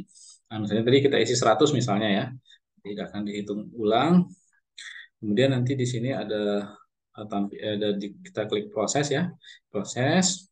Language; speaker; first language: Indonesian; native; Indonesian